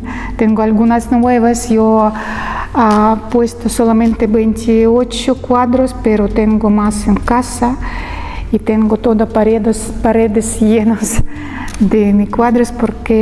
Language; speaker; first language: Spanish; non-native, learner; Russian